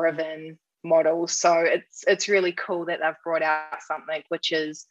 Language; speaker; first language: English; native; English